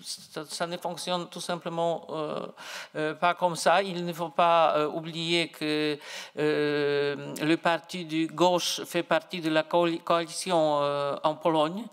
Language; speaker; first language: French; non-native, fluent; Polish